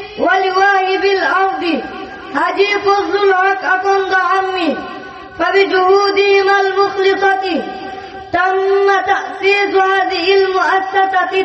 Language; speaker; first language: Arabic; non-native, learner; Bangla